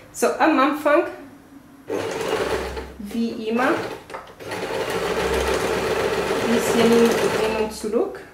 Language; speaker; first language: German; non-native, fluent; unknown